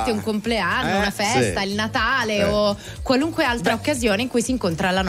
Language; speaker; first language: Italian; native; Italian